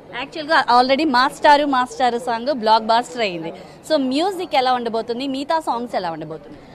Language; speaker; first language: Telugu; native; Telugu